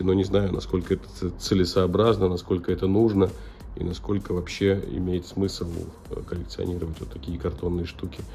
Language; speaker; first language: Russian; native; Russian